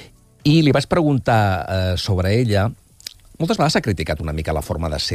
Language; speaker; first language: Catalan; native; Catalan